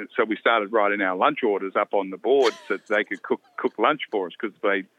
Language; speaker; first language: English; native; English